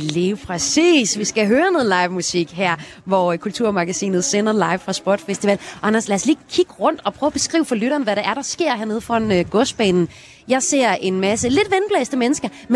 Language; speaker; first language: Danish; native; Danish